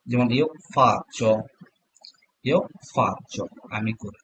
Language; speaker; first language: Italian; non-native, fluent; Bangla